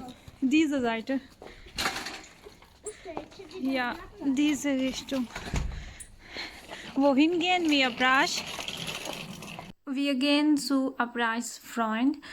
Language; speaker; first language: German; non-native, learner; Urdu